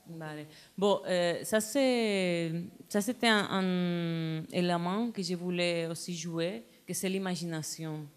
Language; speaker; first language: French; non-native, learner; Spanish